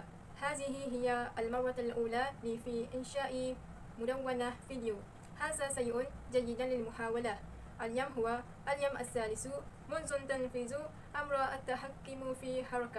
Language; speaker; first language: Arabic; non-native, learner; Malay